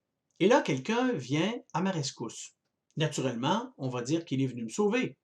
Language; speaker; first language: French; native; French